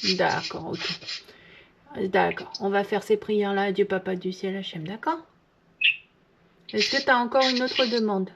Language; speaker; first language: French; native; French